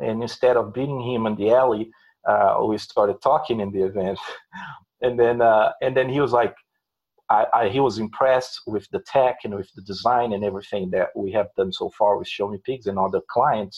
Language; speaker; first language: English; non-native, fluent; Portuguese